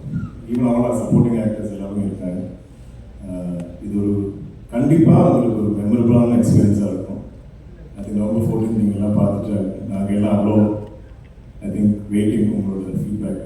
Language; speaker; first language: Tamil; non-native, fluent; Malayalam